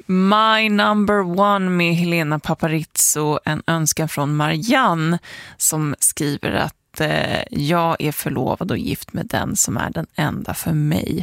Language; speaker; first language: Swedish; native; Swedish